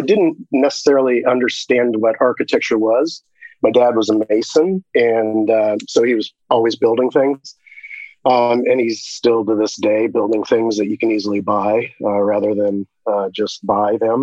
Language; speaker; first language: English; native; English